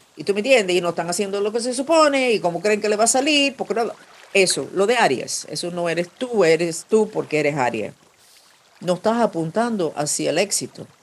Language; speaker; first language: Spanish; non-native, fluent; English